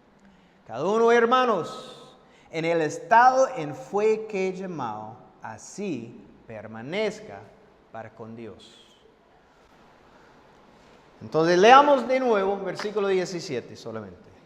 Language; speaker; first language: Spanish; non-native, fluent; English